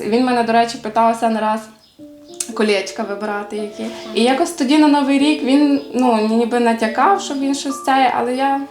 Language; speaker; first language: Ukrainian; native; Ukrainian